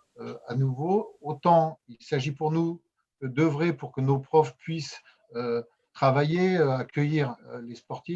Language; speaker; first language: French; native; French